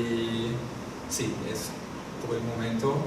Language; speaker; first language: Spanish; non-native, fluent; German